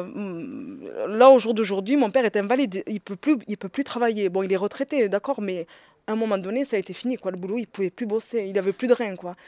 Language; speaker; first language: French; early bilingual, other home language; Riffian